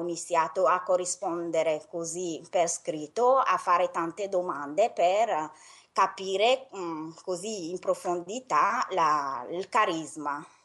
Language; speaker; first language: Italian; non-native, fluent; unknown